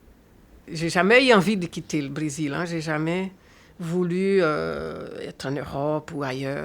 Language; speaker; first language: French; non-native, fluent; Portuguese